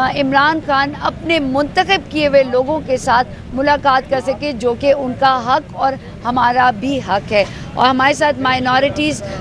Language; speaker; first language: Urdu; non-native, local second language; Pashto